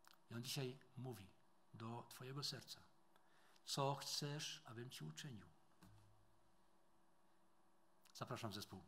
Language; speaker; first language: Polish; native; Polish